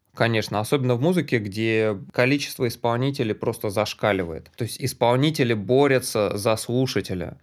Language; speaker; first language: Russian; native; Russian